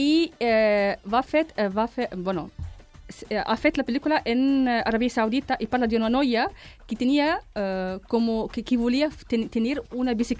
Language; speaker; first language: Catalan; non-native, fluent; Arabic